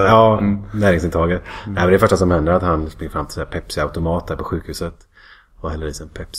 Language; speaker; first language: Swedish; native; Swedish